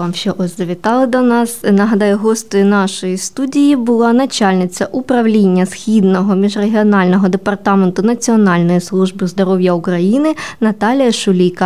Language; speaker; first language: Ukrainian; native; Ukrainian